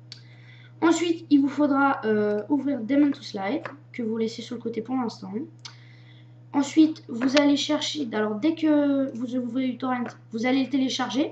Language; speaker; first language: French; native; French